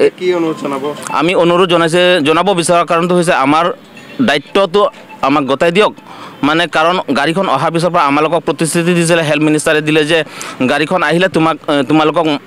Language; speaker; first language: Assamese; native; Assamese